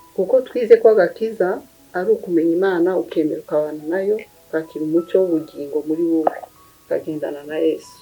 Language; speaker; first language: Kinyarwanda; native; Kinyarwanda